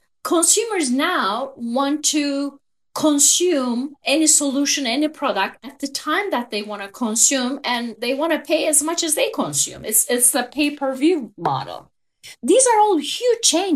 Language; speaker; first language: English; non-native, fluent; Turkish